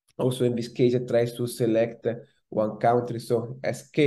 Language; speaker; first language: English; non-native, fluent; Italian